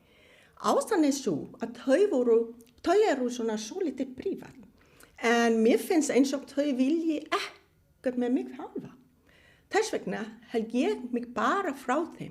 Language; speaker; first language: Icelandic; non-native, fluent; Vietnamese